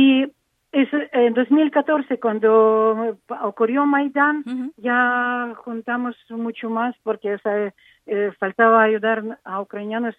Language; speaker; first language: Spanish; non-native, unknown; Ukrainian